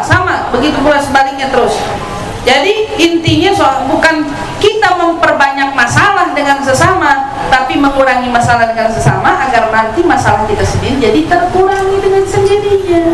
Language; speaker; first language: Indonesian; native; Indonesian